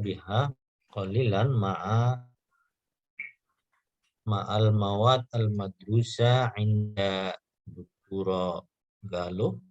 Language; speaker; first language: Arabic; non-native, fluent; Indonesian